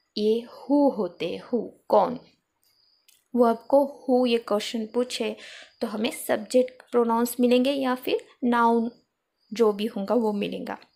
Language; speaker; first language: Hindi; non-native, local second language; Marathi